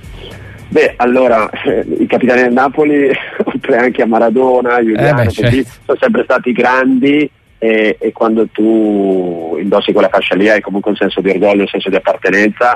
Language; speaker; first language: Italian; native; Italian